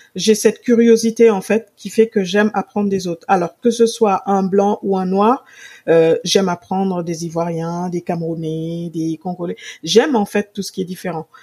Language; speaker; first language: French; non-native, local second language; Wolof